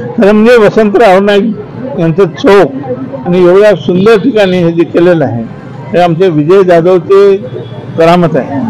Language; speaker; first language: Marathi; non-native, local second language; Lambadi